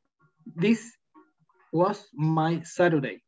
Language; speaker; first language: English; non-native, learner; Spanish